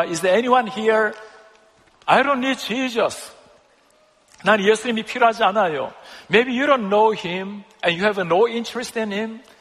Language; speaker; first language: English; non-native, fluent; Korean